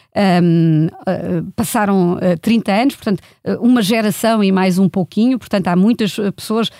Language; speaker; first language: Portuguese; non-native, fluent; German